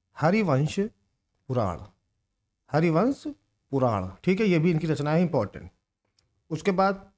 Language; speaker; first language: Hindi; native; Hindi